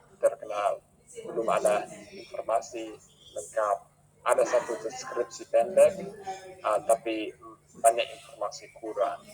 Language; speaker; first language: Indonesian; non-native, fluent; English